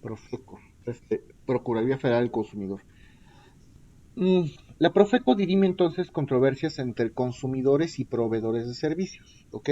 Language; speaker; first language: Spanish; native; Spanish